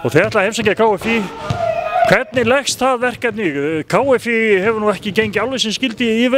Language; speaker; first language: Icelandic; native; Icelandic